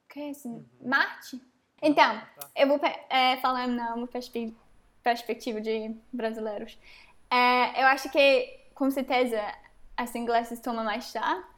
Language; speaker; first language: Portuguese; non-native, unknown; English